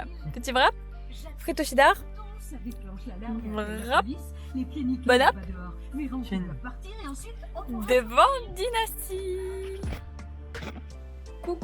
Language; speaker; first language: French; native; French